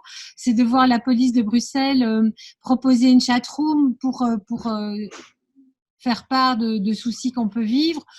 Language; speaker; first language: French; native; French